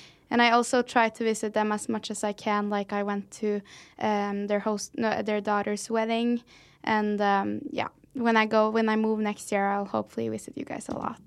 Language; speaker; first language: English; non-native, fluent; Norwegian